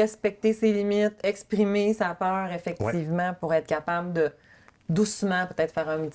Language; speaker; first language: French; native; French